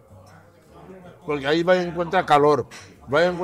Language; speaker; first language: Spanish; non-native, fluent; Haitian Creole